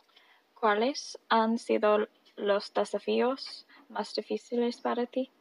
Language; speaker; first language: Spanish; early bilingual, heritage; Spanish